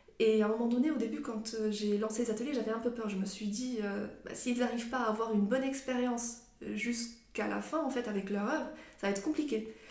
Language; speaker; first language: French; non-native, local second language; Arabic